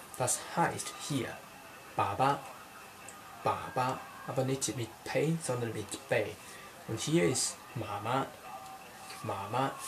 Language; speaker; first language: German; non-native, learner; Cantonese